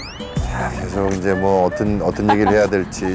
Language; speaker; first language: Korean; native; Korean